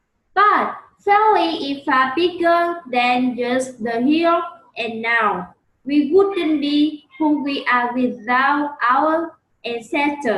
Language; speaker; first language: English; non-native, learner; Vietnamese